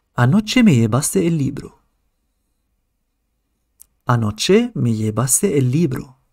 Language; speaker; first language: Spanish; non-native, fluent; Arabic